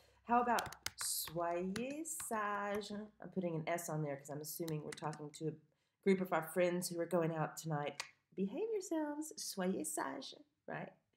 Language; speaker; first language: English; native; English